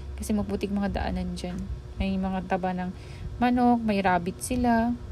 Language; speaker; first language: Filipino; non-native, local second language; Iloko